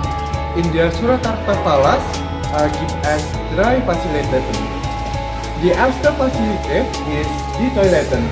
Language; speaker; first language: German; non-native, learner; Indonesian